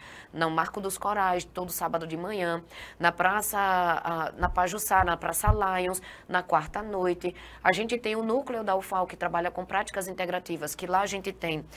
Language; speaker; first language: Portuguese; native; Portuguese